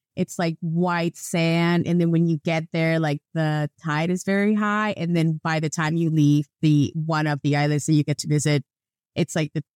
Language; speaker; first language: English; non-native, fluent; Spanish